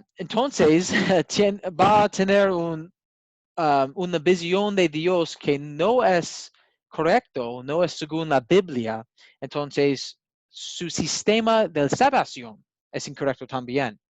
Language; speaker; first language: Spanish; non-native, learner; English